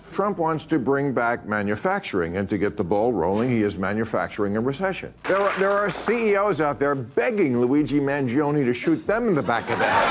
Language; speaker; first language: English; native; English